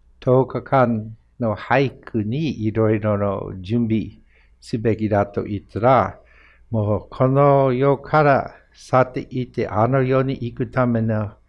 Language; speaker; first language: Japanese; non-native, fluent; English